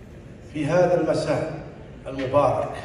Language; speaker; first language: Arabic; native; Arabic